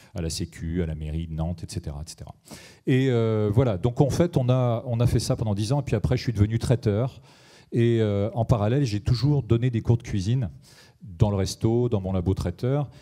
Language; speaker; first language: French; native; French